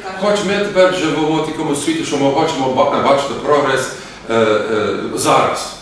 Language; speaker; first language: Ukrainian; early bilingual, heritage; Ukrainian